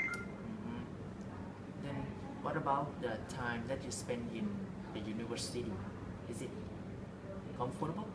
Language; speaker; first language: English; non-native, learner; Thai